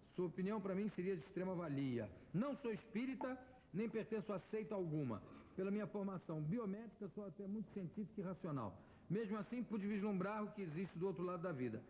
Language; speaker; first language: Portuguese; native; Portuguese